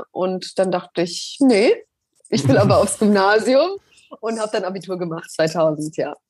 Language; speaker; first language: German; early bilingual, other home language; Polish